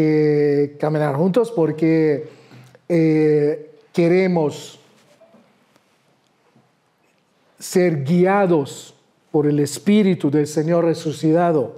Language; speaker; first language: Spanish; non-native, fluent; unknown